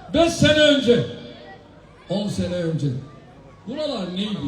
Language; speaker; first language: Turkish; native; Turkish